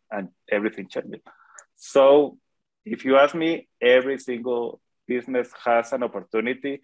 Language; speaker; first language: English; non-native, fluent; Spanish